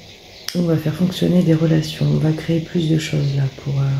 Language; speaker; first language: French; native; French